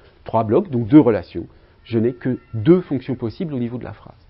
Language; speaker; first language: French; native; French